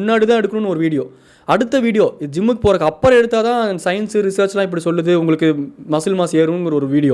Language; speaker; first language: Tamil; native; Tamil